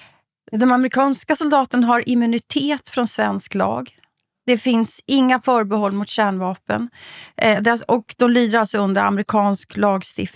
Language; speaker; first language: Swedish; native; Swedish